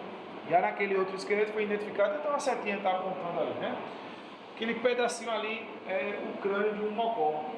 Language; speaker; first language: Portuguese; native; Portuguese